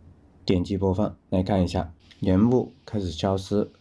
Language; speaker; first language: Chinese; native; Chinese